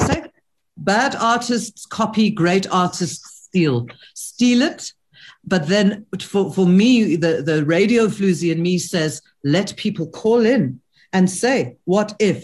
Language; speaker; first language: English; native; English